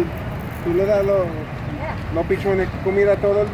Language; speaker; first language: Spanish; non-native, learner; English